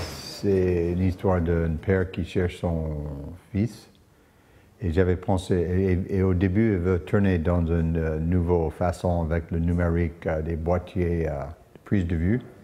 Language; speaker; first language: French; non-native, fluent; English